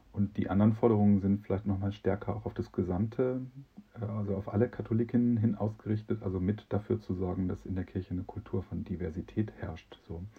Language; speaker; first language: German; native; German